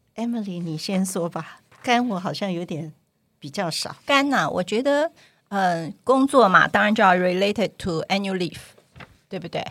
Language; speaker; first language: Chinese; non-native, local second language; Cantonese